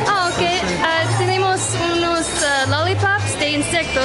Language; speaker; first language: Spanish; non-native, learner; English